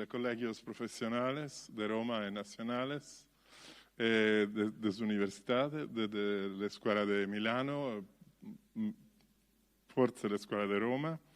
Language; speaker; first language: Spanish; non-native, learner; Italian